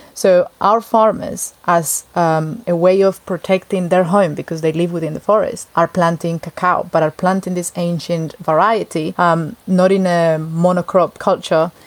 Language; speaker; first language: English; native; English